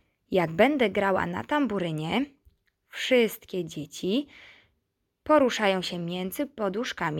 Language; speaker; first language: Polish; native; Polish